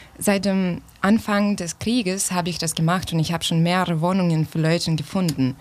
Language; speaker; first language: German; non-native, fluent; Ukrainian